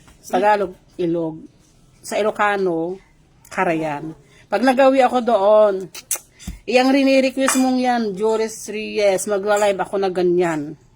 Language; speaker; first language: Filipino; non-native, local second language; Iloko